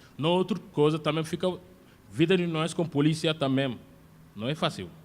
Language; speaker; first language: Portuguese; non-native, learner; Wolof